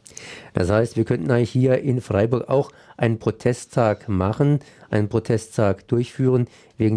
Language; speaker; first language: German; native; German